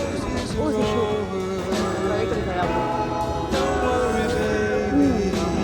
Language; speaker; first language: French; native; French